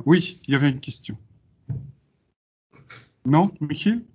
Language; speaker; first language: French; non-native, fluent; Dutch